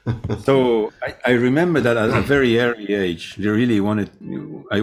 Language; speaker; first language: English; non-native, fluent; Spanish